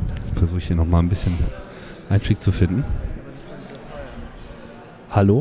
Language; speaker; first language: German; native; German